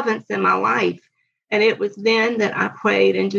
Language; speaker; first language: English; native; English